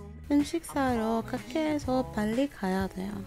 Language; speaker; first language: Korean; non-native, learner; English